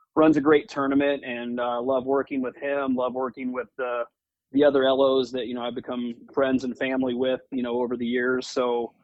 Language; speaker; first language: English; native; English